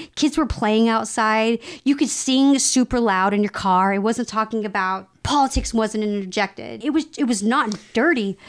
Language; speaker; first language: English; native; English